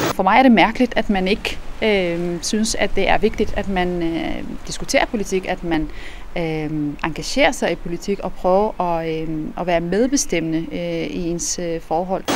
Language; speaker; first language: Danish; non-native, fluent; Arabic